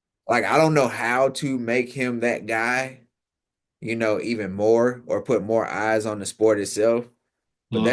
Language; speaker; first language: English; native; English